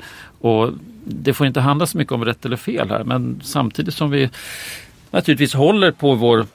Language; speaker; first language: Swedish; native; Swedish